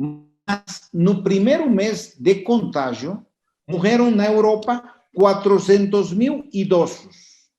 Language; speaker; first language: Portuguese; non-native, fluent; Spanish